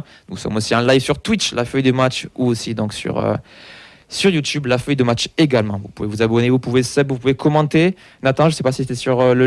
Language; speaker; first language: French; native; French